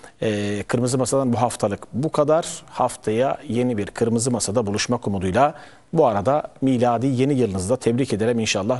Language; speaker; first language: Turkish; native; Turkish